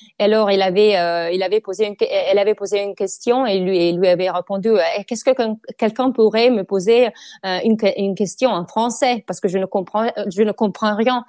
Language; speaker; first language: French; non-native, fluent; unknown